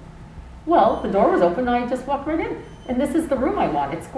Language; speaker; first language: English; native; English